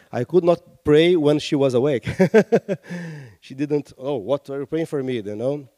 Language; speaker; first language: English; non-native, fluent; Portuguese